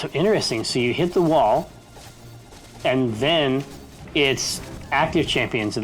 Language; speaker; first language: English; native; English